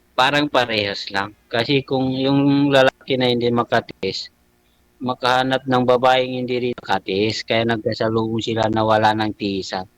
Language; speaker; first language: Filipino; non-native, local second language; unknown